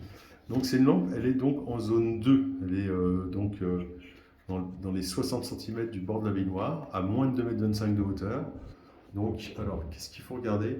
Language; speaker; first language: French; native; French